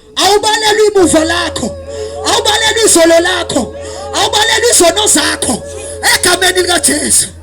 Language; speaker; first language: Zulu; native; Zulu